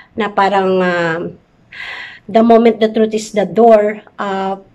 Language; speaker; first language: English; non-native, local second language; Filipino